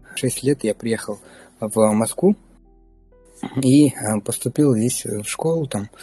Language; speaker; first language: Russian; early bilingual, other home language; Pashto